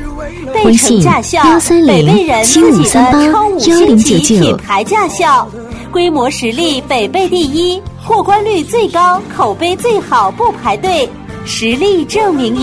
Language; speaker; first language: Chinese; native; Chinese